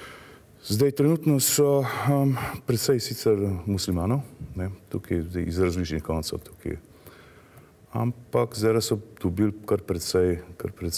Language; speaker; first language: Slovenian; native; Slovenian